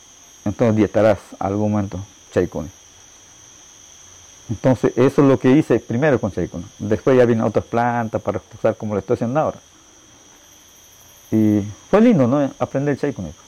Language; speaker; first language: Spanish; non-native, local second language; Shipibo-Conibo